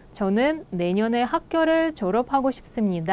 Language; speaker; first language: Korean; non-native, fluent; Russian